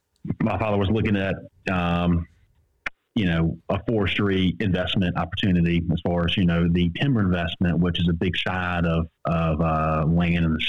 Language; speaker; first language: English; native; English